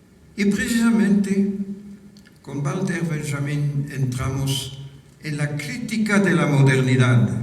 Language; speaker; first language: Spanish; non-native, fluent; French